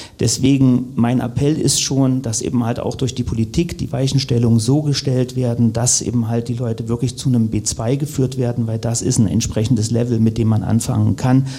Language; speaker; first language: German; native; German